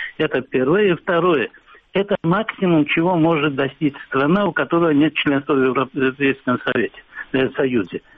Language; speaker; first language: Russian; non-native, local second language; Georgian